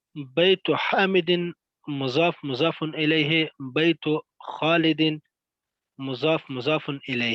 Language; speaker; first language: Arabic; non-native, learner; Pashto